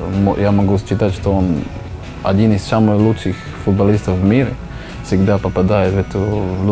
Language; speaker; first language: Russian; non-native, learner; Slovak